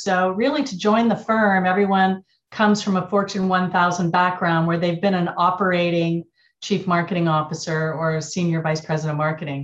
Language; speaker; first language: English; native; English